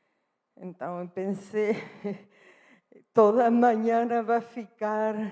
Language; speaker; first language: Portuguese; non-native, fluent; Spanish